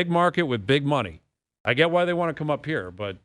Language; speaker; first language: English; native; English